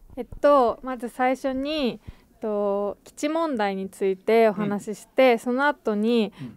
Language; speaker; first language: Japanese; native; Japanese